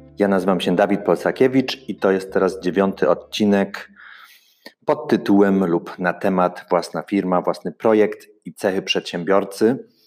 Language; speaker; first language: Polish; early bilingual, heritage; Polish